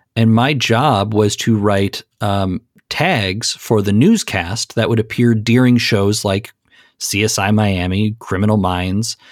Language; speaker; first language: English; native; English